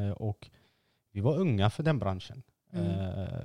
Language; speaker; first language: Swedish; early bilingual, other home language; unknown